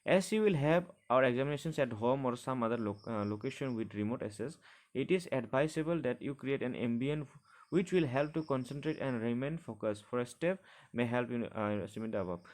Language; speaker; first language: English; non-native, local second language; Assamese